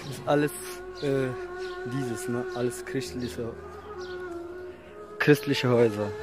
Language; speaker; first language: German; non-native, learner; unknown